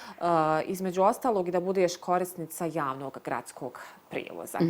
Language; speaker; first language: Bosnian; native; Bosnian